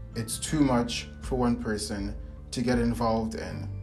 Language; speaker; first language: English; native; English